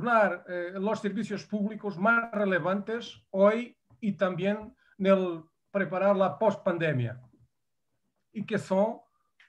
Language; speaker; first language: Spanish; non-native, fluent; Portuguese